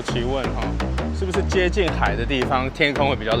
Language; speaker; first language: Chinese; native; Chinese